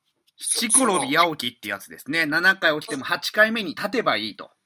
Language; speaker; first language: Japanese; native; Japanese